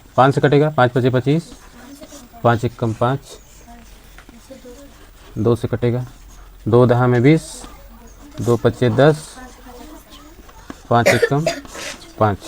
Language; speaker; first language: Hindi; native; Hindi